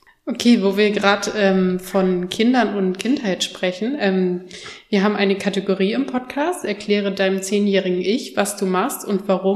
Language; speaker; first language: German; native; German